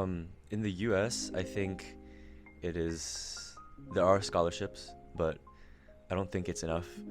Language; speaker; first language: English; early bilingual, other home language; Japanese